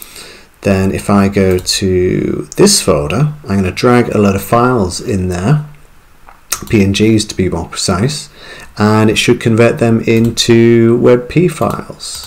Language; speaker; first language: English; native; English